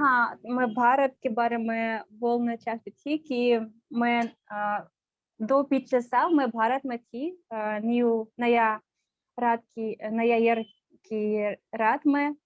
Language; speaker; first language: Hindi; non-native, learner; Russian